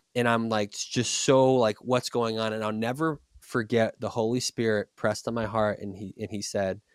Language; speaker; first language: English; native; English